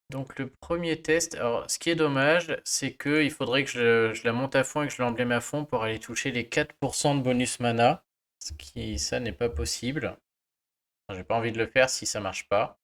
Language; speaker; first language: French; native; French